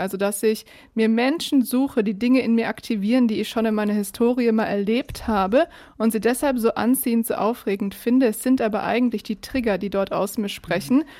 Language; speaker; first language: German; native; German